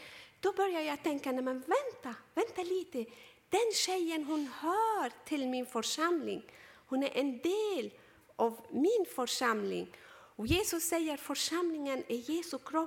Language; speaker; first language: Swedish; non-native, fluent; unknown